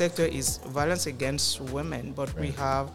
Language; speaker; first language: English; non-native, local second language; French